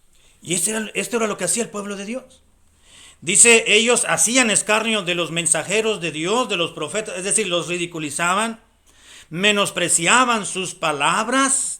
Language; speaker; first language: Spanish; native; Spanish